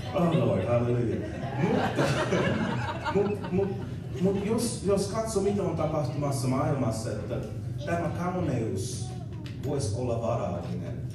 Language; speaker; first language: Finnish; non-native, learner; English